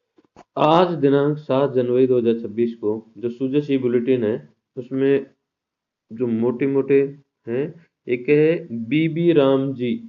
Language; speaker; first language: Hindi; native; Hindi